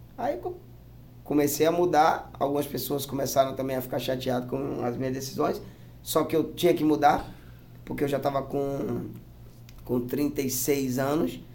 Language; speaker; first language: Portuguese; native; Portuguese